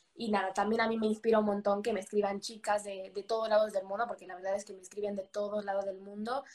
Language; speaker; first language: Spanish; native; Spanish